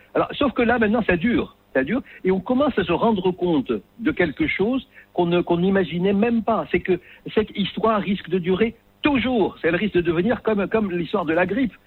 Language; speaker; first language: French; non-native, local second language; Arabic